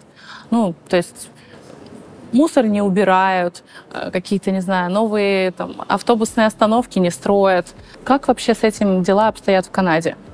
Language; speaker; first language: Russian; native; Russian